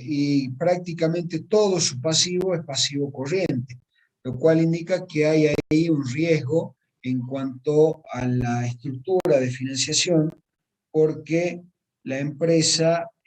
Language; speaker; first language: Spanish; native; Spanish